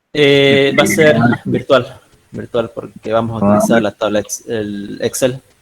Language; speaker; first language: Spanish; native; Spanish